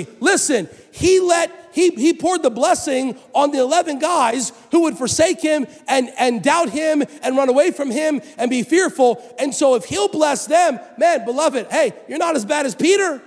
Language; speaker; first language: English; native; English